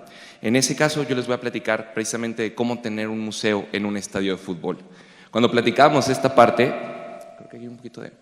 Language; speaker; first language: Spanish; native; Spanish